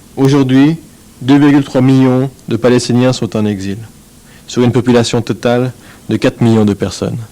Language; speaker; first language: French; native; French